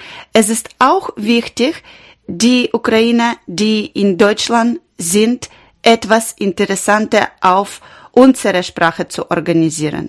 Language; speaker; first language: German; non-native, learner; Ukrainian